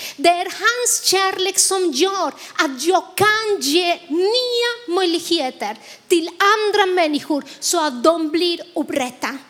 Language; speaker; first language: Swedish; non-native, fluent; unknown